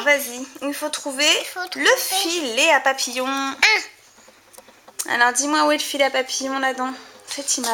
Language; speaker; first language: French; native; French